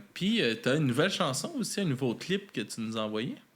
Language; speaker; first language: French; native; French